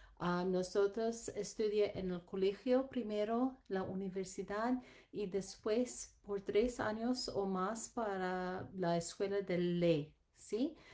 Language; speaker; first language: Spanish; non-native, learner; English